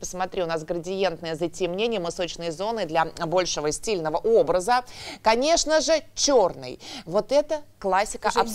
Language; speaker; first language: Russian; native; Russian